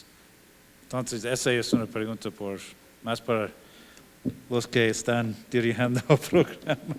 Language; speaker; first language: Spanish; non-native, fluent; English